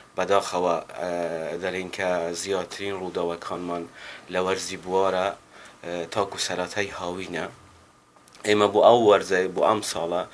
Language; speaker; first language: Central Kurdish; native; Central Kurdish